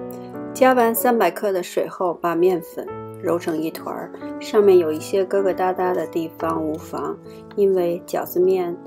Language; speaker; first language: Chinese; native; Chinese